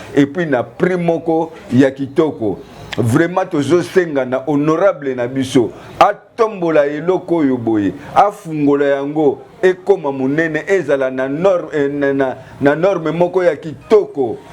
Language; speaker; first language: Lingala; native; Lingala